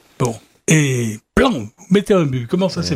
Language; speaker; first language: French; native; French